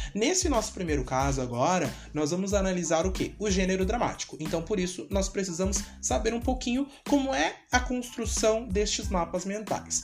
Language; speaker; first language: Portuguese; native; Portuguese